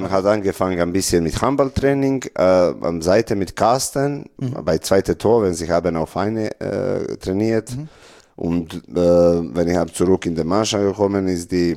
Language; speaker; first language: German; non-native, learner; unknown